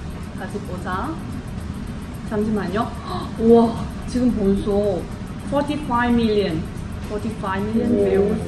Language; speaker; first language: Korean; non-native, fluent; Vietnamese